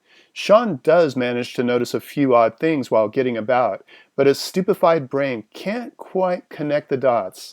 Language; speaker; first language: English; native; English